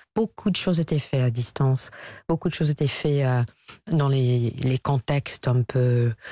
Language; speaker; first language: French; non-native, fluent; English